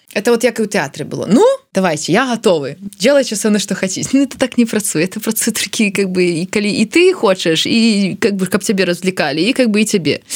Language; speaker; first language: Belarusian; non-native, local second language; Russian